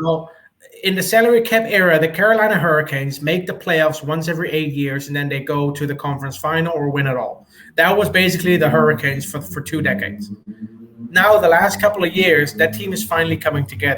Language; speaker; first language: English; native; English